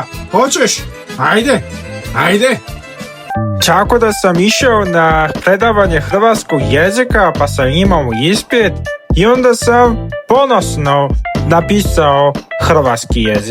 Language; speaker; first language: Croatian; non-native, learner; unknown